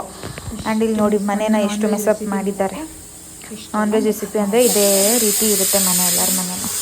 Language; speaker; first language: Kannada; native; Kannada